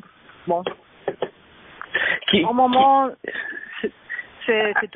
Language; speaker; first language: French; non-native, learner; German